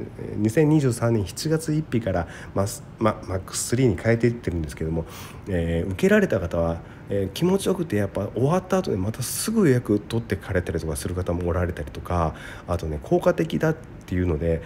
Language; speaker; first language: Japanese; native; Japanese